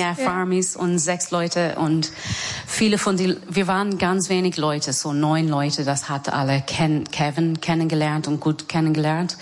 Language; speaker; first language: German; non-native, fluent; English